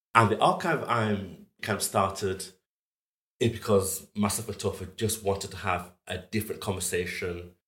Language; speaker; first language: English; native; English